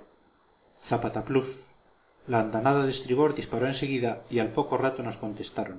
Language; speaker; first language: Spanish; native; Spanish